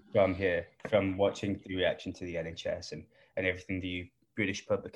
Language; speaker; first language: English; native; English